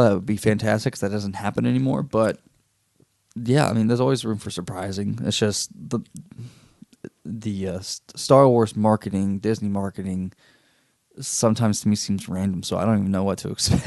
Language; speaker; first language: English; native; English